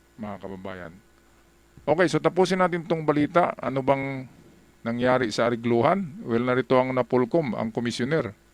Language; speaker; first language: Filipino; native; Filipino